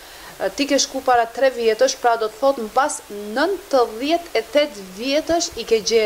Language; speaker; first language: Albanian; native; Albanian